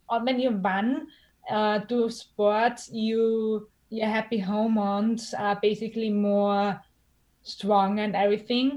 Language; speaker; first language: English; non-native, fluent; German